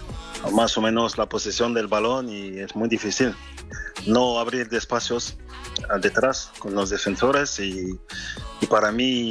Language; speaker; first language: Spanish; non-native, fluent; French